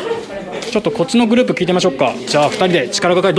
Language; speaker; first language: Japanese; native; Japanese